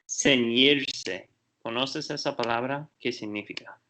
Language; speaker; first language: Spanish; non-native, learner; Portuguese